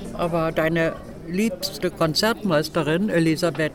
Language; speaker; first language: German; native; German